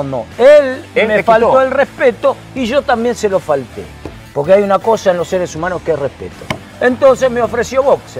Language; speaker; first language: Spanish; native; Spanish